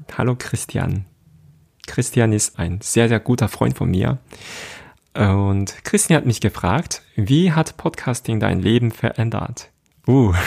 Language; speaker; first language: German; non-native, fluent; Korean